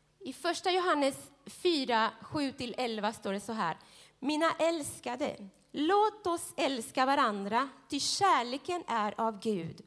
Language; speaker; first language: Swedish; non-native, fluent; Spanish